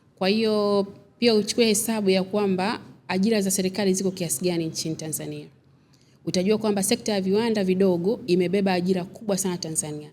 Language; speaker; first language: Swahili; native; Swahili